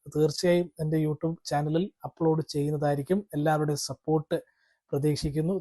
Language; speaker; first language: Malayalam; non-native, fluent; Kannada